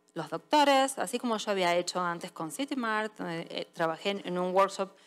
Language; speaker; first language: Spanish; native; Spanish